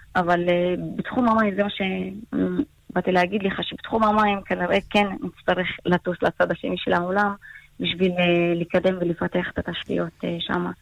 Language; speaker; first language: Hebrew; non-native, local second language; Arabic